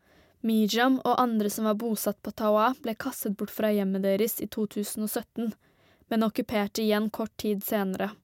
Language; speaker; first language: Norwegian; native; Norwegian